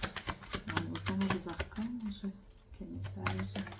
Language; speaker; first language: French; native; French